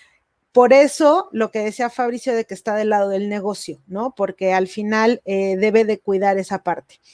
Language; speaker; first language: Spanish; native; Spanish